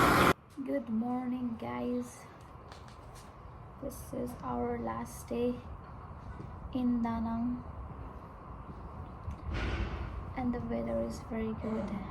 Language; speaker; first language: English; non-native, fluent; Nepali